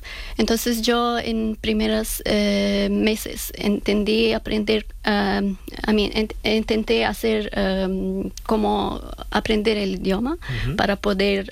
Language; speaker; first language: Spanish; non-native, fluent; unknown